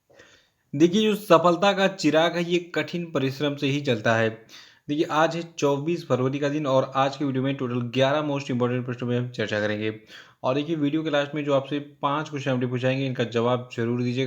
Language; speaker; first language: Hindi; native; Hindi